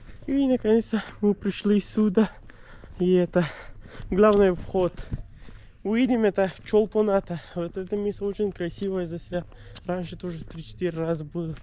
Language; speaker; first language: Russian; non-native, learner; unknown